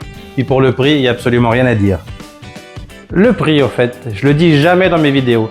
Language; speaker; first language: French; native; French